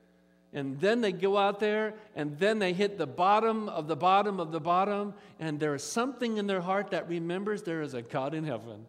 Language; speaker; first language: English; native; English